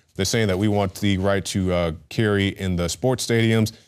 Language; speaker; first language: English; native; English